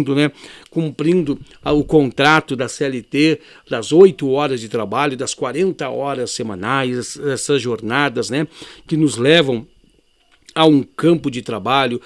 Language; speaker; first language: Portuguese; native; Portuguese